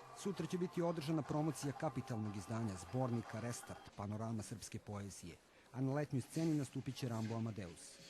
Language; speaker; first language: Serbian; native; Serbian